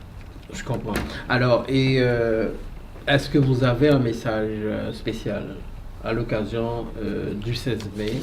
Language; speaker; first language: French; native; French